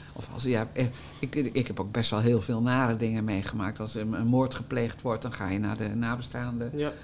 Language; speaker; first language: Dutch; native; Dutch